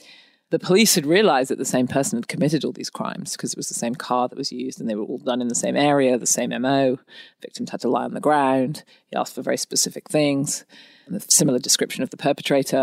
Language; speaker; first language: English; native; English